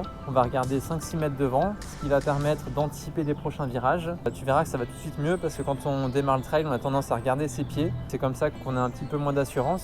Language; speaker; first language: French; native; French